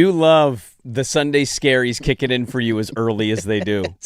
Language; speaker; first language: English; native; English